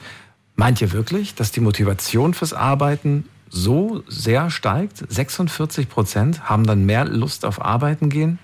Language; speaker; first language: German; native; German